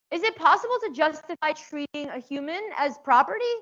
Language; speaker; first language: English; early bilingual, other home language; Persian